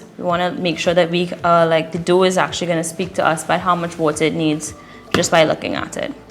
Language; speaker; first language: English; native; English